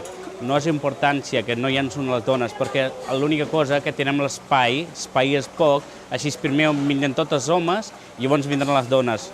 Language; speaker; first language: Catalan; non-native, learner; Punjabi